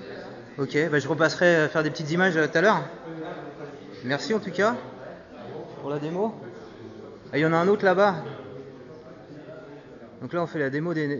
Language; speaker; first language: French; native; French